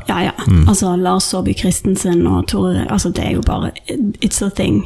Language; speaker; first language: Norwegian; native; Norwegian